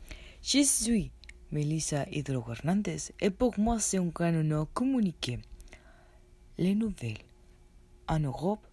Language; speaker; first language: French; non-native, learner; Spanish